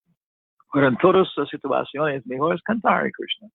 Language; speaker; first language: Spanish; non-native, learner; English